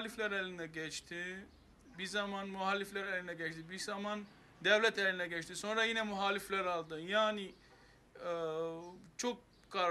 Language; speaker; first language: Turkish; non-native, fluent; Armenian